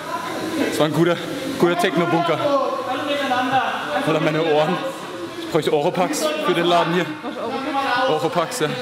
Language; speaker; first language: German; native; German